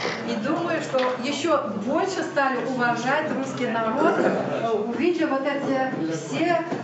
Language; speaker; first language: Russian; non-native, local second language; Uzbek